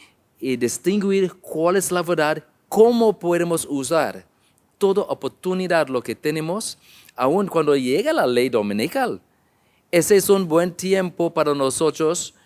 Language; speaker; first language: Spanish; non-native, learner; English